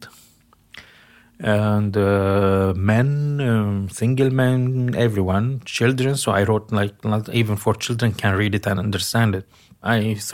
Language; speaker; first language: English; non-native, fluent; Arabic